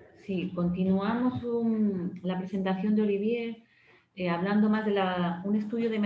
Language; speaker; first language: Spanish; native; Spanish